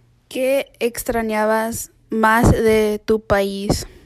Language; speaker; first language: Spanish; early bilingual, heritage; Spanish